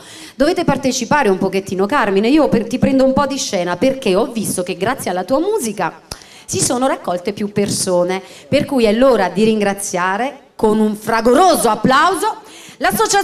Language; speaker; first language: Italian; native; Italian